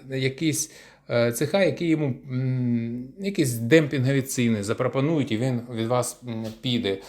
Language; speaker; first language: Ukrainian; non-native, local second language; Russian